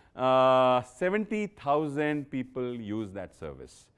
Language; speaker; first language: English; non-native, local second language; Punjabi